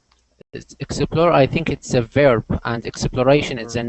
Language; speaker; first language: English; non-native, fluent; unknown